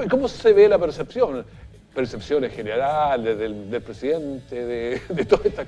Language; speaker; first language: Spanish; native; Spanish